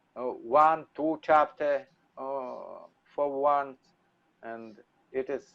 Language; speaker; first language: English; non-native, learner; Russian